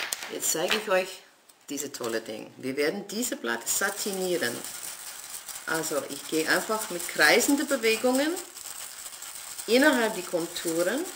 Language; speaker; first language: German; non-native, fluent; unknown